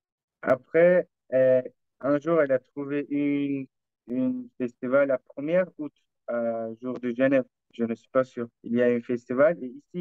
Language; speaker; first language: French; non-native, learner; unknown